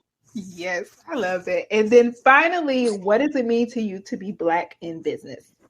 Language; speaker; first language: English; native; English